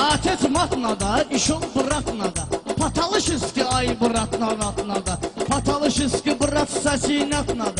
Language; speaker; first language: Russian; non-native, learner; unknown